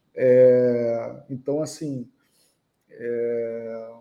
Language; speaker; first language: Portuguese; early bilingual, heritage; English